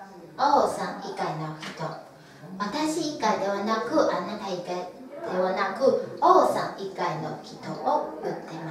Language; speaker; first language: Japanese; non-native, fluent; Chinese